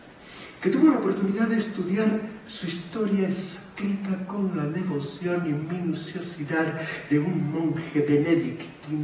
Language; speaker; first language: Spanish; native; Spanish